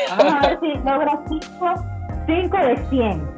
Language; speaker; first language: Spanish; native; Spanish